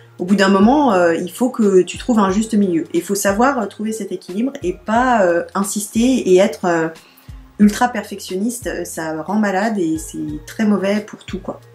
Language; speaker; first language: French; native; French